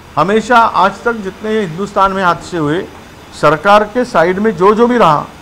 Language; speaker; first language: Hindi; non-native, local second language; Marathi